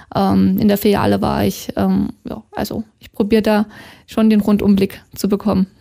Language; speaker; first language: German; native; German